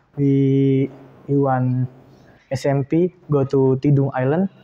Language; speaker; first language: English; non-native, learner; Indonesian